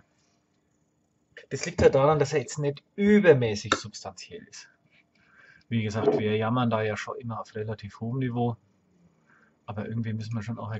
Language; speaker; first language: German; native; German